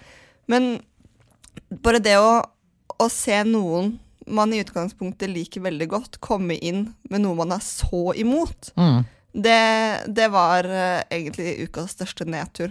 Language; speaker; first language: Norwegian; native; Norwegian